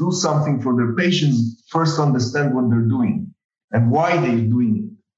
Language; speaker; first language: English; non-native, fluent; Spanish